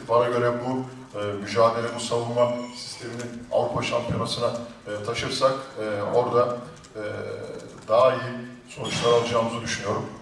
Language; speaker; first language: Turkish; native; Turkish